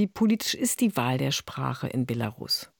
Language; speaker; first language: German; native; German